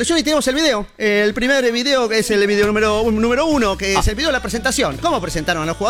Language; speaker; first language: Spanish; native; Spanish